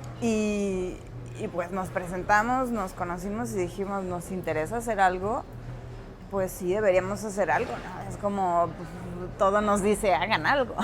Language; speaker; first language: Spanish; native; Spanish